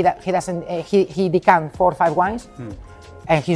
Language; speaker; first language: English; non-native, fluent; Spanish